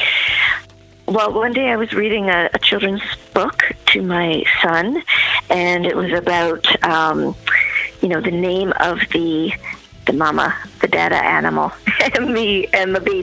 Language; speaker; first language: English; native; English